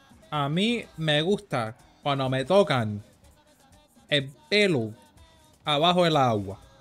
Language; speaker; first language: Spanish; early bilingual, heritage; Spanish